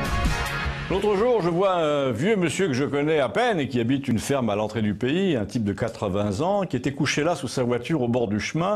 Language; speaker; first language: French; native; French